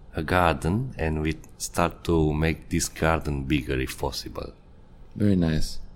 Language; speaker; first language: English; non-native, fluent; Hungarian